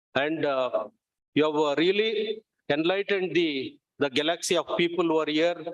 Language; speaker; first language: English; non-native, local second language; Kannada